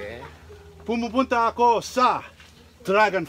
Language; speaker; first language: Filipino; non-native, learner; English